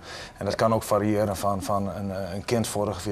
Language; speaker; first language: Dutch; native; Dutch